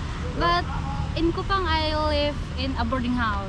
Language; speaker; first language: English; non-native, learner; Indonesian